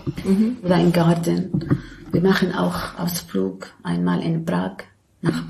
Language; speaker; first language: German; non-native, learner; Arabic